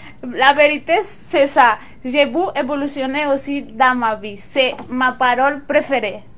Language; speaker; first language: French; non-native, local second language; Spanish